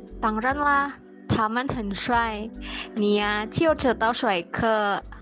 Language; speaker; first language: Chinese; non-native, learner; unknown